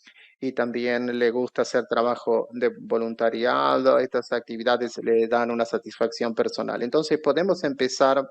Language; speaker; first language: Spanish; non-native, fluent; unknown